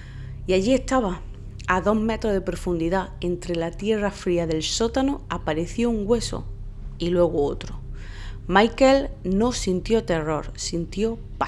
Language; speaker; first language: Spanish; native; Spanish